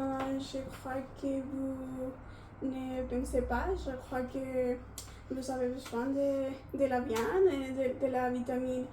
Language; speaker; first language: French; non-native, learner; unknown